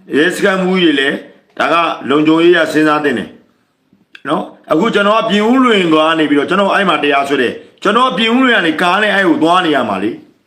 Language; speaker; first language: Burmese; native; Burmese